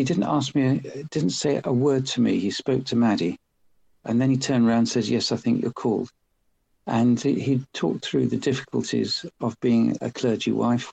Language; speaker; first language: English; native; English